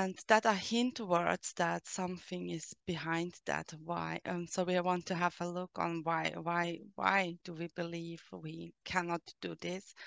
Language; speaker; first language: English; non-native, fluent; German